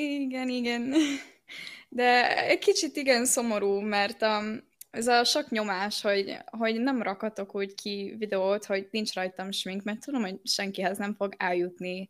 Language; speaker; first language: Hungarian; early bilingual, heritage; Hungarian